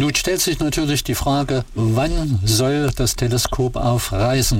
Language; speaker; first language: German; native; German